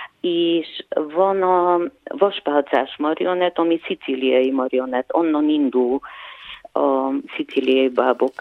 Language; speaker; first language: Hungarian; non-native, fluent; Bulgarian